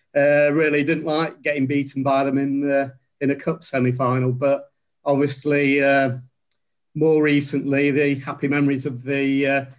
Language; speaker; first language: English; native; English